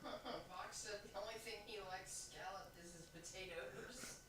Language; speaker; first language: English; native; English